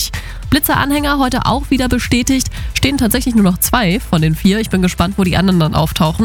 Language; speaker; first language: German; native; German